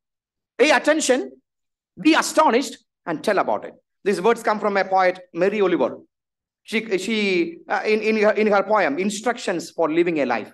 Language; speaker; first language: English; non-native, local second language; Malayalam